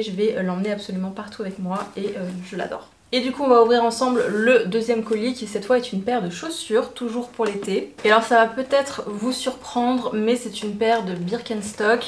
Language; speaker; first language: French; native; French